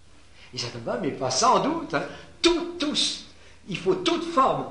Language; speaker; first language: French; native; French